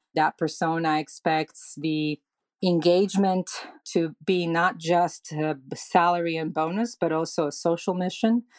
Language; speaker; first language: English; non-native, fluent; Serbian